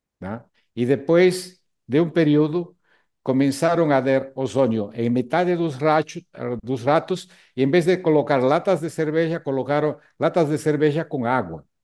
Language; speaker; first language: Portuguese; non-native, fluent; Spanish